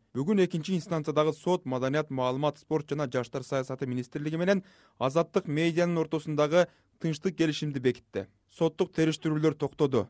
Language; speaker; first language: Kyrgyz; native; Kyrgyz